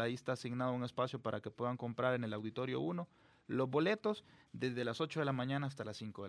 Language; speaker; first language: Spanish; native; Spanish